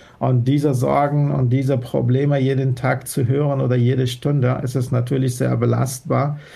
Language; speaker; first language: German; non-native, fluent; Persian